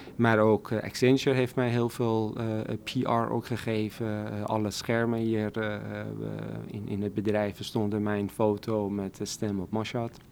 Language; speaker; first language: Dutch; non-native, fluent; Persian